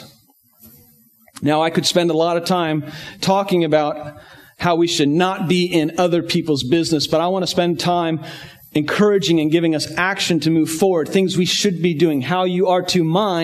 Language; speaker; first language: English; native; English